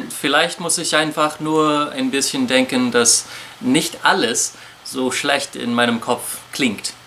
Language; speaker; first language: German; non-native, fluent; English